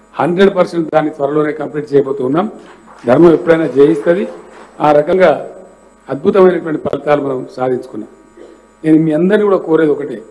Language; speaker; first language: Telugu; native; Telugu